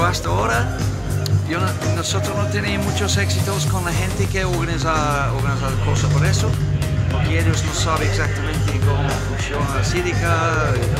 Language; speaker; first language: Spanish; non-native, learner; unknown